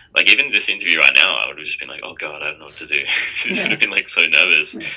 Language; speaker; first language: English; native; English